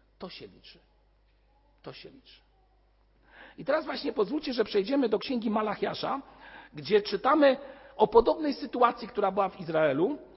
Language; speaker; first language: Polish; native; Polish